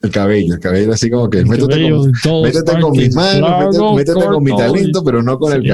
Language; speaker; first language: Spanish; native; Spanish